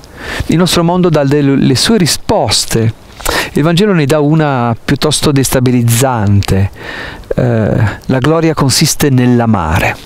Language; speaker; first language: Italian; native; Italian